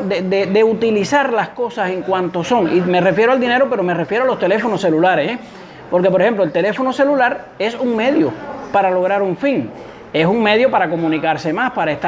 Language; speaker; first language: Spanish; native; Spanish